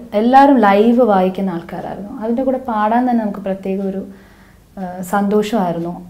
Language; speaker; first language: Malayalam; non-native, local second language; Hindi